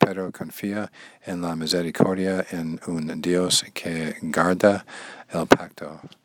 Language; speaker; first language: Spanish; non-native, learner; English